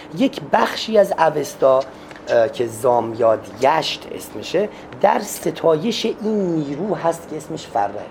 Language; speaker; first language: Persian; non-native, local second language; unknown